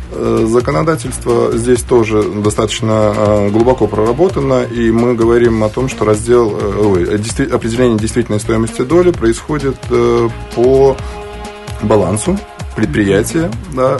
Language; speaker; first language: Russian; native; Russian